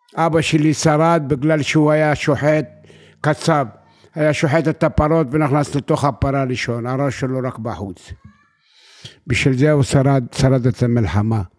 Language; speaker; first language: Hebrew; non-native, fluent; Arabic